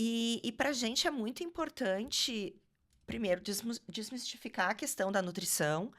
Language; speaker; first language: Portuguese; native; Portuguese